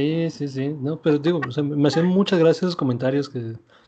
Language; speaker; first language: Spanish; native; Spanish